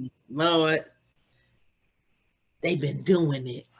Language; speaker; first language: English; native; English